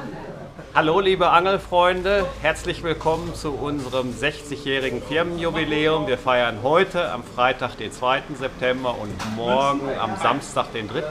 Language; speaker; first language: German; native; German